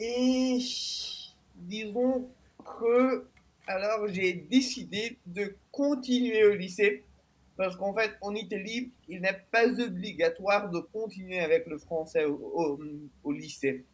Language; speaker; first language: French; non-native, fluent; Italian